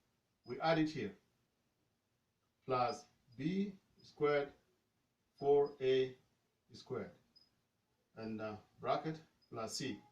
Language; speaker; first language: English; non-native, fluent; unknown